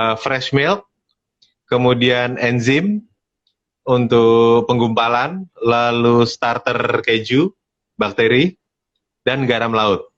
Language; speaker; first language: Indonesian; native; Indonesian